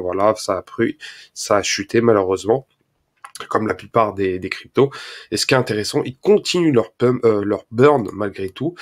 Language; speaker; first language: French; native; French